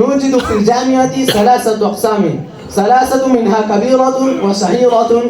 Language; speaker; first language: Arabic; non-native, learner; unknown